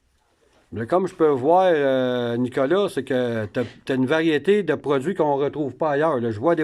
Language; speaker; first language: French; native; French